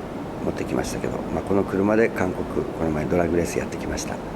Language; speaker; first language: Japanese; native; Japanese